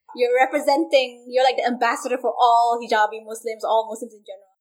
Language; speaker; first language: English; non-native, local second language; Malay